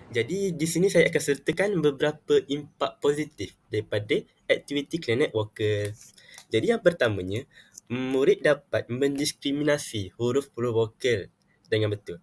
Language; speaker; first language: Malay; native; Malay